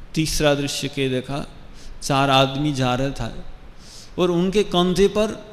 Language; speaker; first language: Hindi; non-native, local second language; Bangla